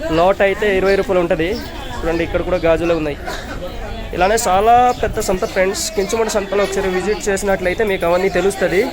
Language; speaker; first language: Telugu; non-native, local second language; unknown